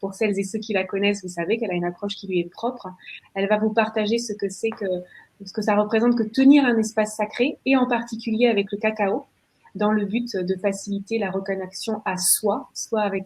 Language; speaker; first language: French; native; French